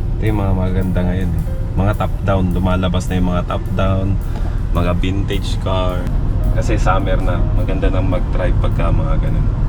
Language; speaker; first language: Filipino; native; Filipino